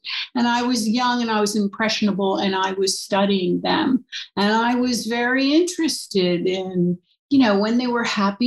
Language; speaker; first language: English; native; English